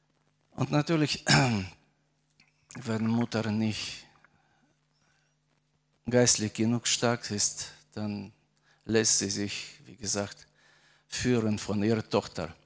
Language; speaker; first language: German; non-native, fluent; Russian